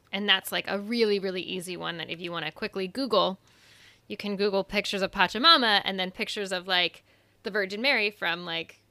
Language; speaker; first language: English; early bilingual, other home language; Spanish